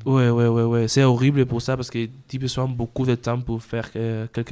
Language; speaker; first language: French; non-native, learner; Spanish